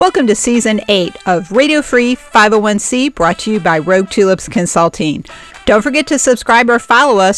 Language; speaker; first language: English; native; English